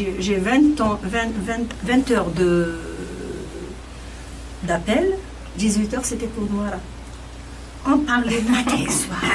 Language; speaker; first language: French; non-native, local second language; Kabyle